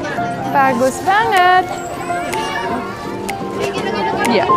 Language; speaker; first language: Indonesian; non-native, fluent; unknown